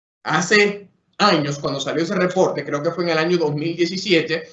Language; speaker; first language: Spanish; native; Spanish